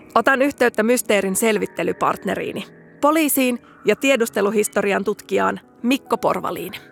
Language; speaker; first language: Finnish; native; Finnish